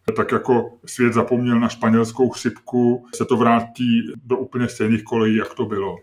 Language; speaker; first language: Czech; native; Czech